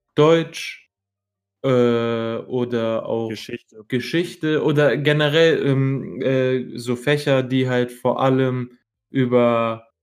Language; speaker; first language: German; early bilingual, other home language; Arabic